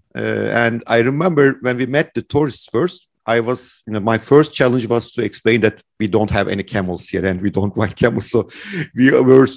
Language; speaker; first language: English; non-native, fluent; Turkish